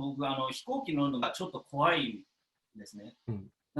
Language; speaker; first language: Japanese; native; Japanese